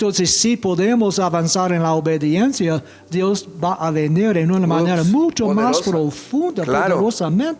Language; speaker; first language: Spanish; non-native, fluent; English